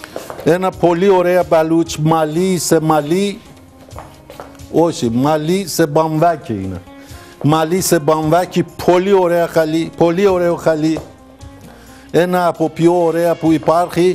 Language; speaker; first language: Greek; non-native, learner; Persian